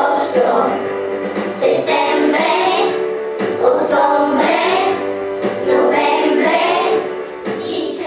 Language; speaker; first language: Italian; non-native, learner; Bulgarian